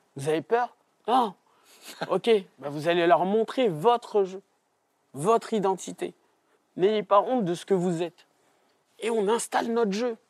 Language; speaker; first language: French; native; French